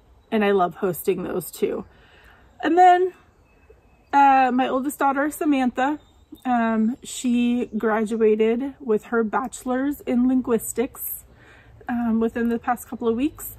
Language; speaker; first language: English; native; English